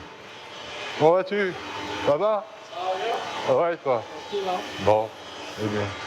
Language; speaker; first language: French; native; French